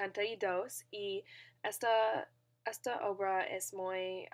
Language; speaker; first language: Spanish; non-native, learner; English